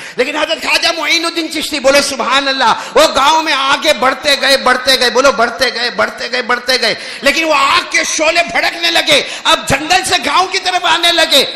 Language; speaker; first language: Urdu; native; Urdu